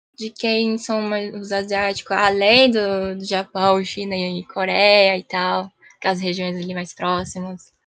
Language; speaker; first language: Portuguese; early bilingual, heritage; Japanese